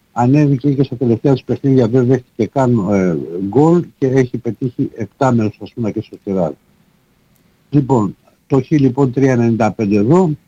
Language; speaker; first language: Greek; native; Greek